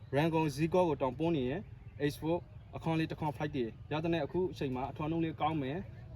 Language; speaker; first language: Burmese; native; Burmese